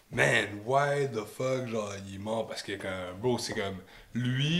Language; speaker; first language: French; native; French